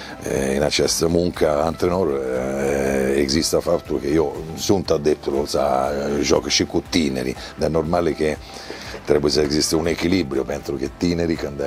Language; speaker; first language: Romanian; non-native, learner; Italian